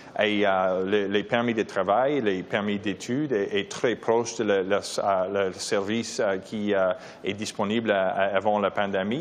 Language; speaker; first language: French; non-native, local second language; English